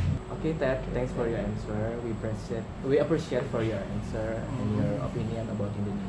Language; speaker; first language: English; non-native, learner; Indonesian